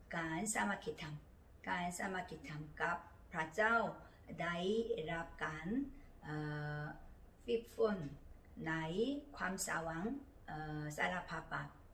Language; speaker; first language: Thai; non-native, learner; Korean